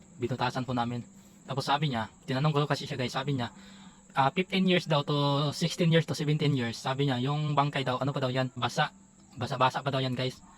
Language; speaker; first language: Filipino; non-native, local second language; Cebuano